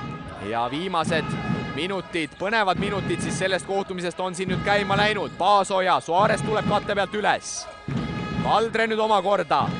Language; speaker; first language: Estonian; native; Estonian